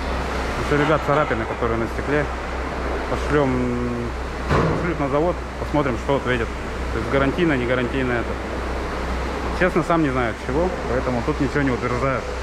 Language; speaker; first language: Russian; native; Russian